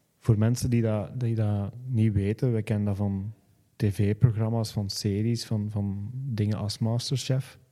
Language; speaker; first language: Dutch; native; Dutch